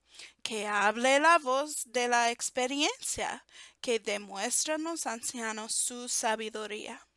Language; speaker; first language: Spanish; non-native, fluent; English